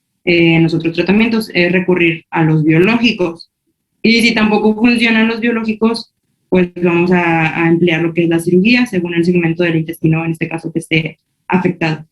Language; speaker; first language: Spanish; native; Spanish